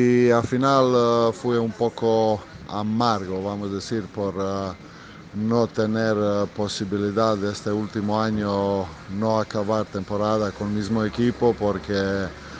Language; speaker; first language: Spanish; non-native, learner; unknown